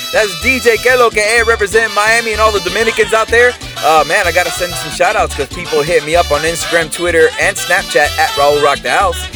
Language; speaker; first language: English; early bilingual, other home language; Spanish